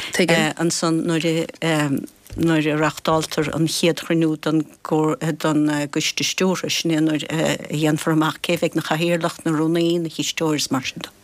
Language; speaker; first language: Irish; native; Irish